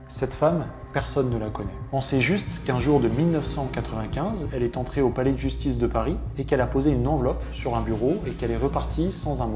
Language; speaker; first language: French; native; French